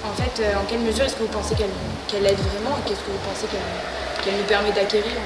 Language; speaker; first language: French; native; French